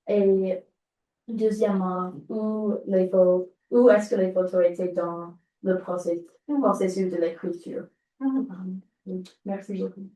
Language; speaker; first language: French; non-native, learner; English